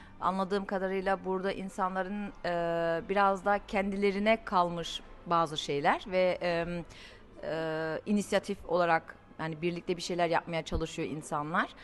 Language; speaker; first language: Turkish; early bilingual, heritage; Turkish